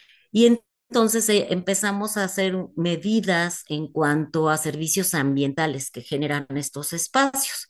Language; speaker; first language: Spanish; native; Spanish